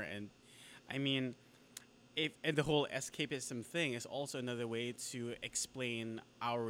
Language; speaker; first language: English; non-native, local second language; Filipino